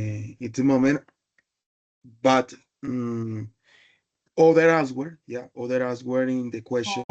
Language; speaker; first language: English; non-native, learner; Spanish